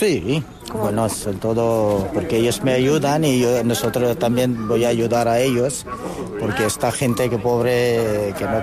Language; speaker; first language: Spanish; non-native, learner; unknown